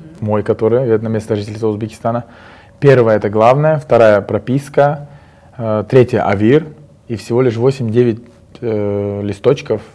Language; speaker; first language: Russian; non-native, local second language; Uzbek